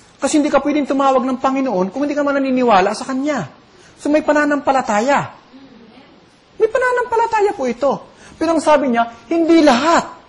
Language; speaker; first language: Filipino; non-native, local second language; Bikol